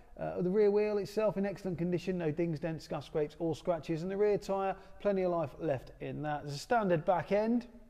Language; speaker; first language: English; native; English